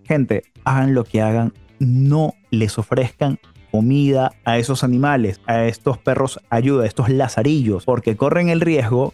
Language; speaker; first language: Spanish; native; Spanish